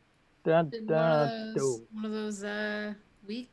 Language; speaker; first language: English; native; English